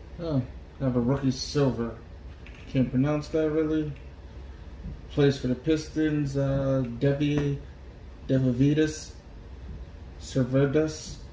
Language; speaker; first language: English; native; English